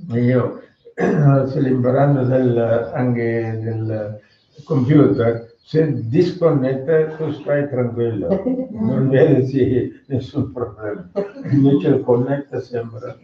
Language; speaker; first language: Italian; non-native, fluent; Tamil